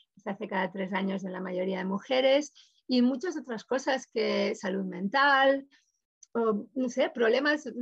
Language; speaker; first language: Spanish; native; Spanish